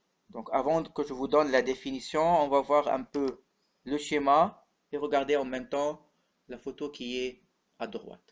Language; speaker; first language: French; non-native, local second language; Arabic